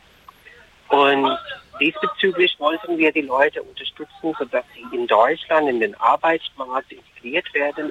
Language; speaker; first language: German; non-native, fluent; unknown